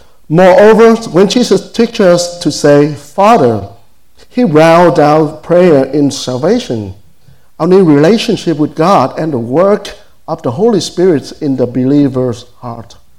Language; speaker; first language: English; non-native, fluent; Vietnamese